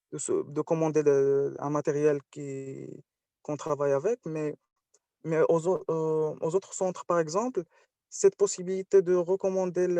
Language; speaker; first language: French; non-native, local second language; Arabic